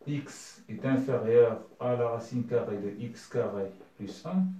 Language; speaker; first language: French; non-native, local second language; Arabic